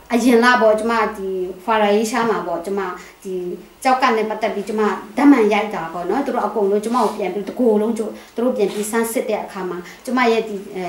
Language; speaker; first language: Burmese; non-native, local second language; Kachin